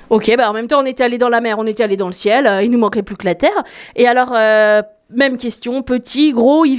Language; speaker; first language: French; native; French